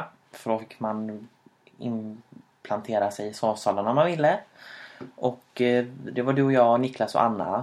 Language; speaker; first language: Swedish; native; Swedish